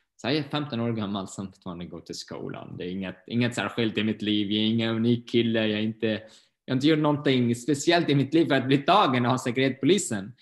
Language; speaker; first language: Swedish; non-native, fluent; Arabic